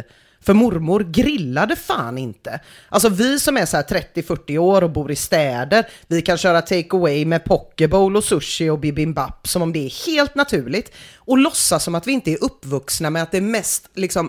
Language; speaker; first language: Swedish; native; Swedish